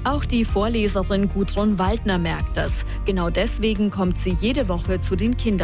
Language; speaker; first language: German; native; German